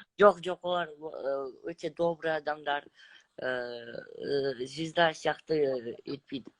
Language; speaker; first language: Kazakh; non-native, local second language; Russian